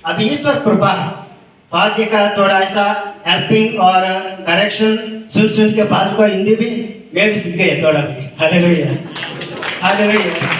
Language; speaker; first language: Hindi; non-native, local second language; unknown